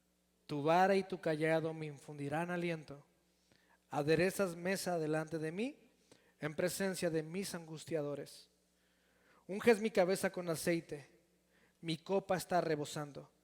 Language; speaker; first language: Spanish; native; Spanish